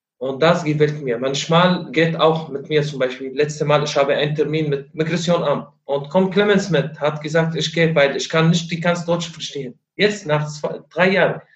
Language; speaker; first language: German; non-native, learner; Arabic